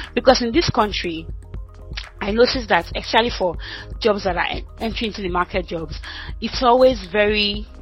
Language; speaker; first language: English; non-native, local second language; Yoruba